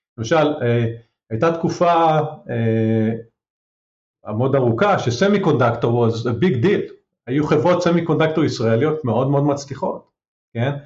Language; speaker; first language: Hebrew; native; Hebrew